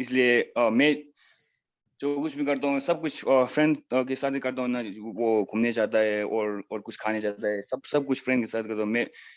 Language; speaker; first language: Hindi; non-native, fluent; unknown